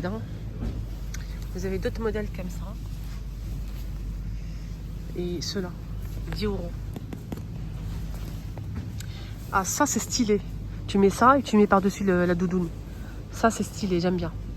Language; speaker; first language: French; native; French